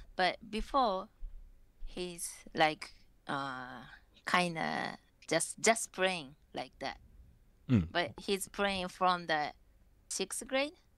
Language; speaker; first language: English; non-native, fluent; Japanese